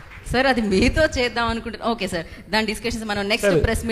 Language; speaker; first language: Telugu; native; Telugu